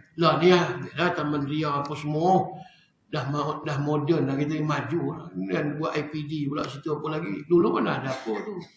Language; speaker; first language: Malay; native; Malay